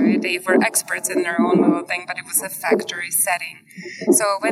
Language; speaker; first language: English; non-native, fluent; Czech